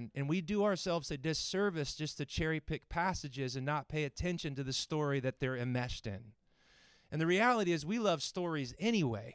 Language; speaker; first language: English; native; English